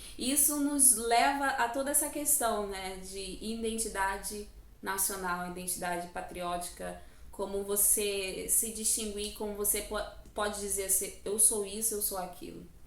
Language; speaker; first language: Portuguese; native; Portuguese